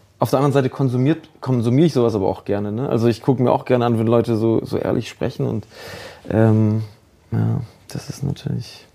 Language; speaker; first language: German; early bilingual, other home language; Polish